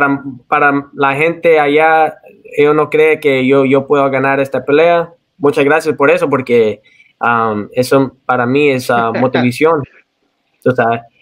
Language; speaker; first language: Spanish; early bilingual, heritage; Spanish